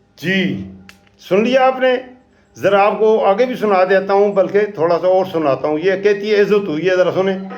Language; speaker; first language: Urdu; non-native, local second language; Pashto